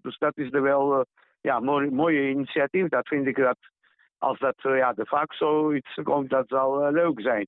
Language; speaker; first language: Dutch; non-native, learner; Georgian